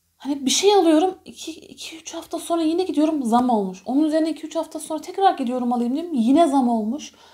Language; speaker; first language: Turkish; early bilingual, heritage; Turkish